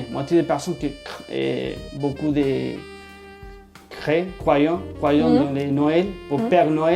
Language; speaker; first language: French; non-native, learner; Spanish